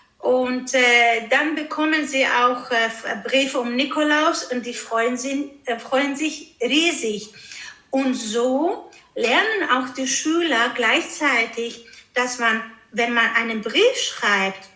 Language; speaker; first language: German; non-native, fluent; Greek